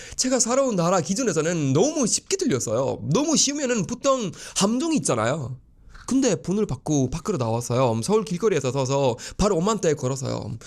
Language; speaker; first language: Korean; non-native, fluent; Swedish